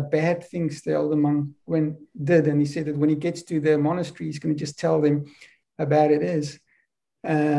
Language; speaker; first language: English; non-native, local second language; Afrikaans